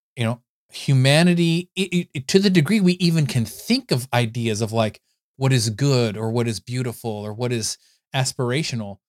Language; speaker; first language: English; native; English